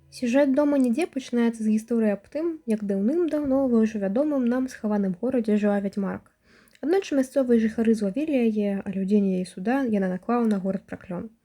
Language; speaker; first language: Belarusian; native; Belarusian